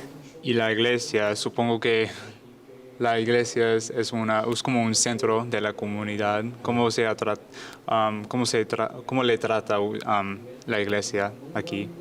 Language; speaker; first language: Spanish; non-native, learner; English